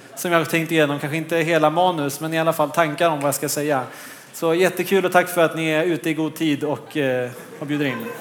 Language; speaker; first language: Swedish; native; Swedish